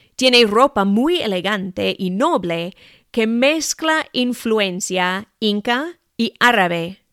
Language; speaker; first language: Spanish; non-native, fluent; English